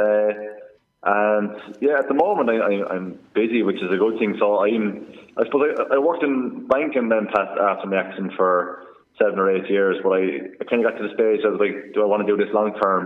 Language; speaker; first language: English; native; English